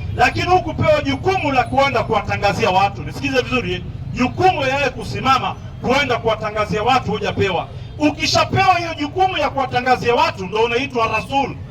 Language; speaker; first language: Swahili; non-native, local second language; Somali